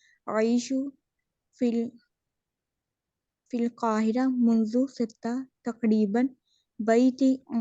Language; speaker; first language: Arabic; non-native, learner; Urdu